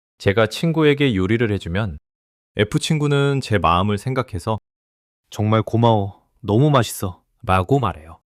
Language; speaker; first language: Korean; non-native, fluent; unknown